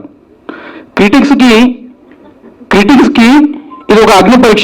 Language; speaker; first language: Telugu; native; Telugu